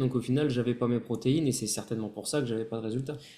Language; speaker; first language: French; native; French